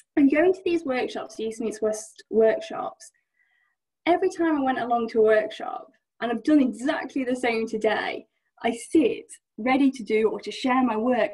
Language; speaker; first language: English; native; English